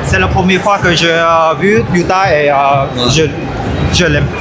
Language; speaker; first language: French; non-native, learner; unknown